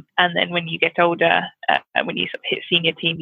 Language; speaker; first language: English; native; English